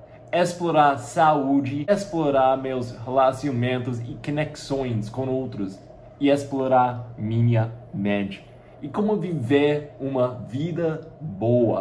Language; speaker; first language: Portuguese; non-native, fluent; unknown